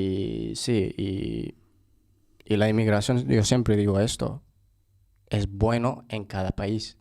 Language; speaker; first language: Spanish; non-native, fluent; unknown